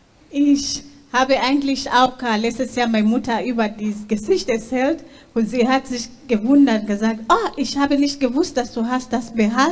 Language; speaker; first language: German; non-native, learner; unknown